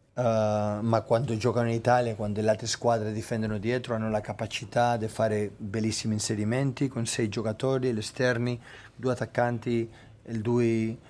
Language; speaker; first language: Italian; non-native, fluent; Catalan